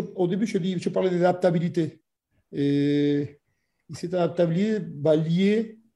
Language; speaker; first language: French; non-native, fluent; Spanish